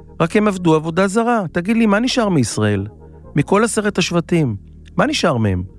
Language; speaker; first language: Hebrew; native; Hebrew